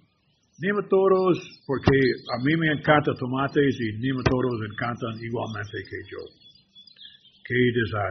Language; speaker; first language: Spanish; non-native, learner; English